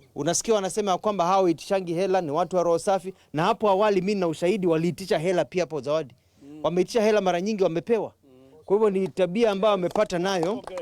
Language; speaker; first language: Swahili; non-native, local second language; Kamba